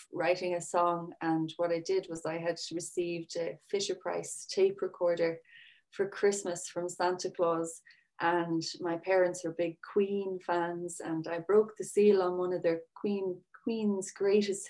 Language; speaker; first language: English; native; English